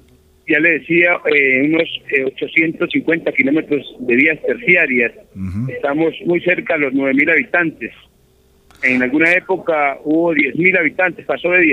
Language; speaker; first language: Spanish; native; Spanish